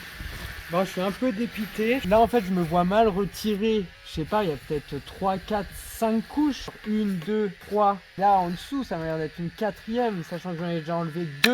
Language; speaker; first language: French; native; French